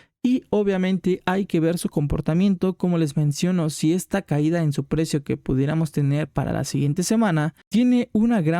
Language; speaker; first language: Spanish; native; Spanish